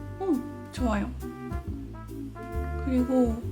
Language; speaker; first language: Korean; non-native, learner; Japanese